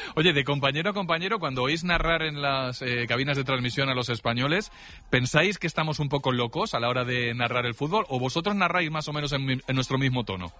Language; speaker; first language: Spanish; native; Spanish